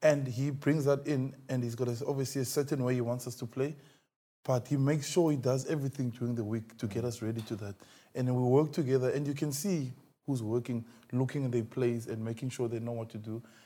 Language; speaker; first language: English; non-native, local second language; Xhosa